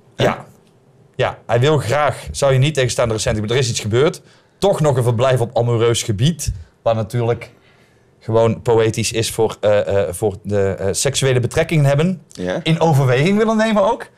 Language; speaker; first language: Dutch; native; Dutch